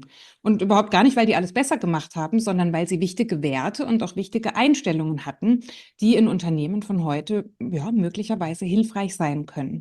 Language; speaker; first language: German; native; German